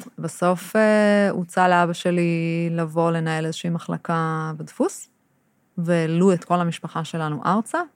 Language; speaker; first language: Hebrew; early bilingual, other home language; English